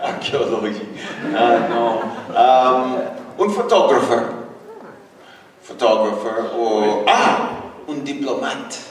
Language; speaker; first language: Spanish; non-native, learner; English